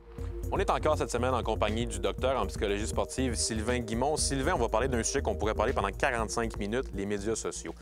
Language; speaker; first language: French; native; French